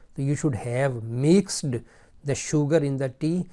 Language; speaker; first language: English; non-native, local second language; Urdu